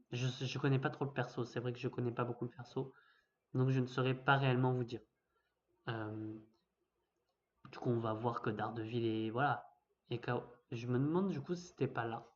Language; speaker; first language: French; native; French